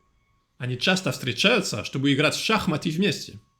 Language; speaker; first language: Russian; non-native, fluent; French